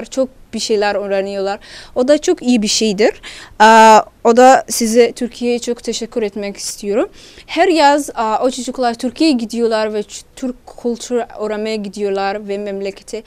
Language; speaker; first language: Turkish; non-native, learner; Somali